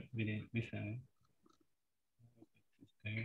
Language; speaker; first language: Turkish; non-native, learner; French